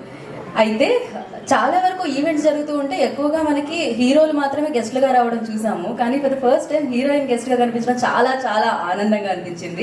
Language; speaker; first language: Telugu; native; Telugu